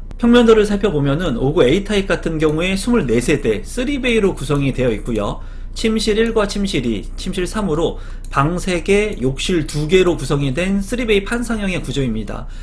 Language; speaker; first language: Korean; native; Korean